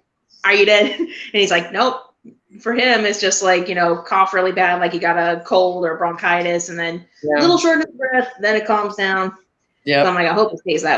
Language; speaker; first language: English; native; English